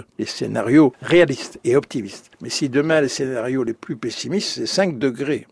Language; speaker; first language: French; native; French